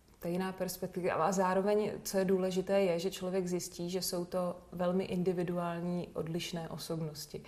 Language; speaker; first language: Czech; native; Czech